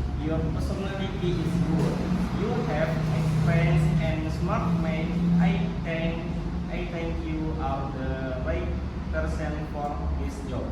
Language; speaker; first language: English; non-native, learner; Indonesian